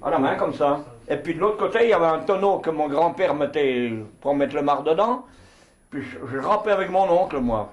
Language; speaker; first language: French; native; French